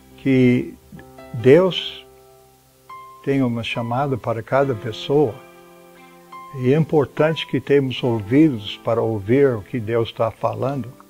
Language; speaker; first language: Portuguese; non-native, fluent; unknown